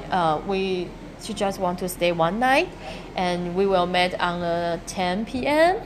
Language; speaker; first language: English; non-native, learner; Chinese